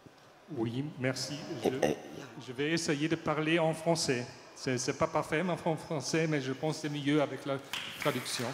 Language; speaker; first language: French; non-native, learner; German